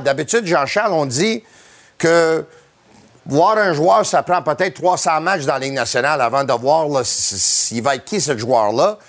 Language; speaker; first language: French; native; French